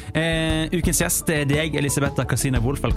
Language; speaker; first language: Norwegian; native; Norwegian